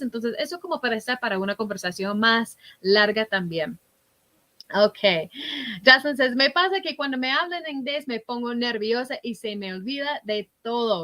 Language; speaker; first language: Spanish; non-native, fluent; English